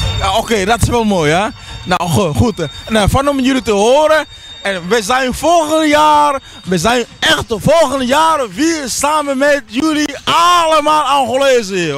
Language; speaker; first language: Dutch; non-native, fluent; Portuguese